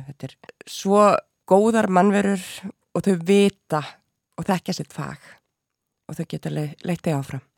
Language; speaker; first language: Icelandic; native; Icelandic